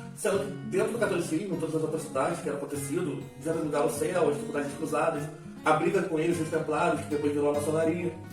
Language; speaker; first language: Portuguese; native; Portuguese